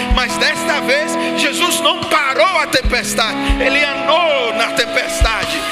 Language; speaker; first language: Portuguese; non-native, fluent; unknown